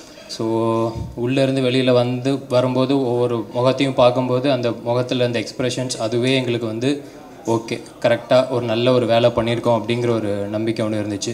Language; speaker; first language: Tamil; native; Tamil